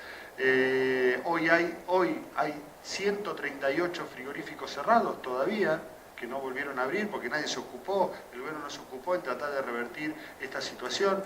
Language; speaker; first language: Spanish; native; Spanish